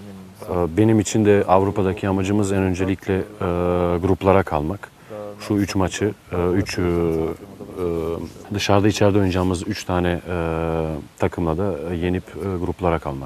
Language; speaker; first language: Turkish; native; Turkish